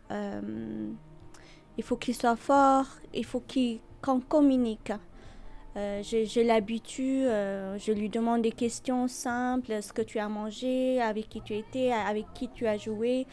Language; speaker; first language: French; non-native, fluent; Amharic